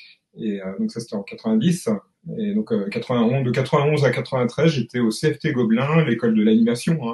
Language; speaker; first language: French; native; French